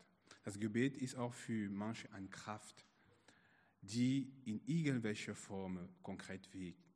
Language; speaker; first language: German; non-native, fluent; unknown